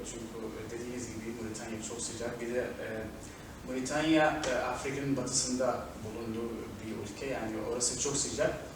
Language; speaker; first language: Turkish; non-native, fluent; Arabic